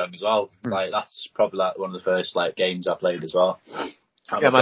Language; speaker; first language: English; non-native, local second language; Welsh